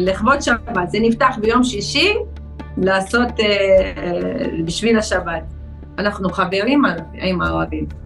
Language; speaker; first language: Hebrew; non-native, fluent; Arabic